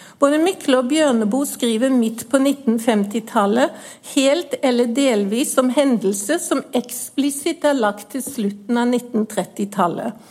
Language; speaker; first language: Norwegian; native; Norwegian